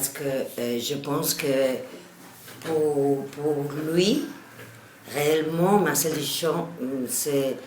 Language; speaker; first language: French; non-native, learner; Catalan